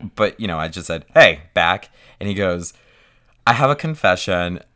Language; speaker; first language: English; native; English